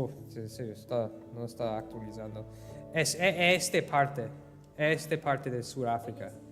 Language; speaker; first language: Spanish; non-native, learner; English